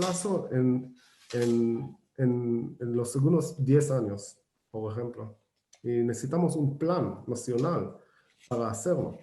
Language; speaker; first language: Spanish; non-native, fluent; Hebrew